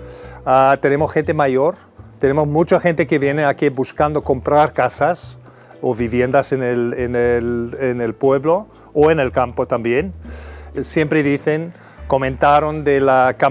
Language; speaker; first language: Spanish; non-native, fluent; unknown